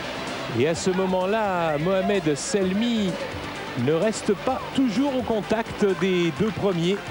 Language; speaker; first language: French; native; French